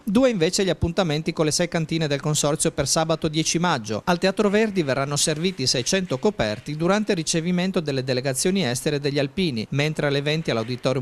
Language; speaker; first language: Italian; native; Italian